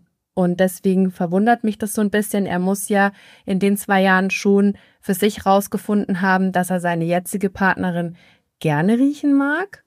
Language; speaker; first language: German; native; German